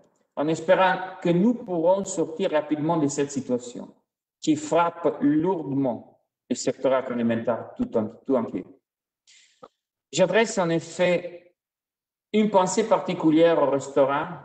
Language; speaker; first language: French; non-native, fluent; Italian